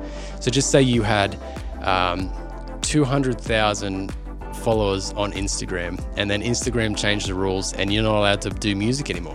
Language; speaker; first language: English; native; English